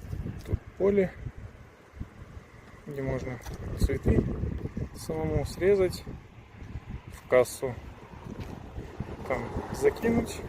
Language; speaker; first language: Russian; native; Russian